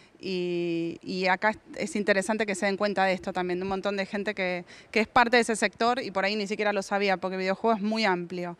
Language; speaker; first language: Spanish; native; Spanish